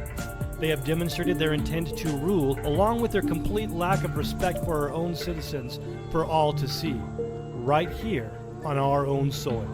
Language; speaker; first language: English; native; English